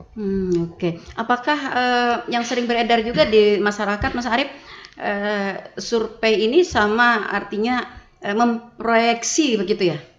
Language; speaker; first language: Indonesian; native; Indonesian